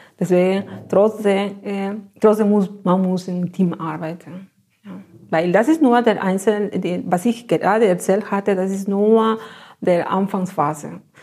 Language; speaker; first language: German; non-native, fluent; Spanish